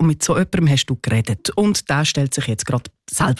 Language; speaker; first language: German; native; German